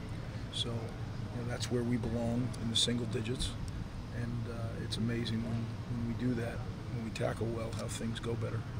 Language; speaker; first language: English; native; English